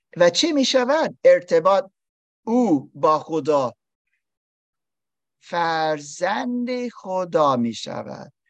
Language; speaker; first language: Persian; non-native, learner; English